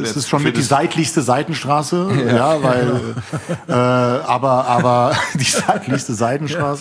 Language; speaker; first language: German; native; German